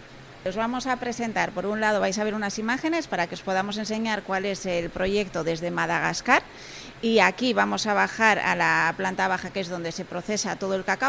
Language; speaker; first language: Spanish; native; Spanish